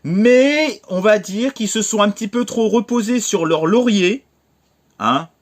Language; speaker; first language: French; native; French